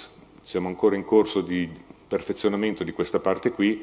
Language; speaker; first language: Italian; native; Italian